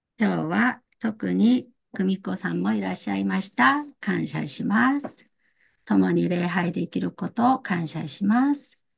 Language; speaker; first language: Japanese; non-native, fluent; Korean